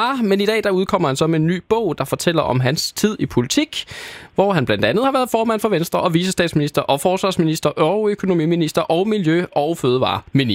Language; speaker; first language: Danish; native; Danish